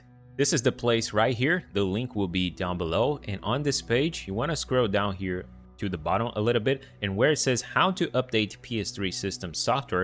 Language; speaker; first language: English; non-native, fluent; Portuguese